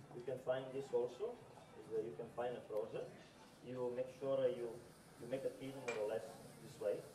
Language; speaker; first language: English; non-native, learner; Italian